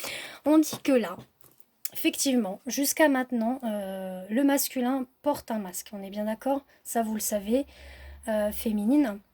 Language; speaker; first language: French; native; French